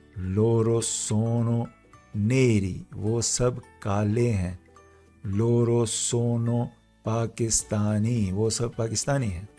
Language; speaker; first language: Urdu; non-native, local second language; Punjabi